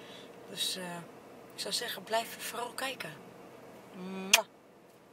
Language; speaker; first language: Dutch; native; Dutch